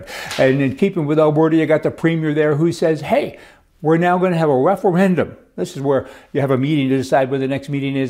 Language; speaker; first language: English; native; English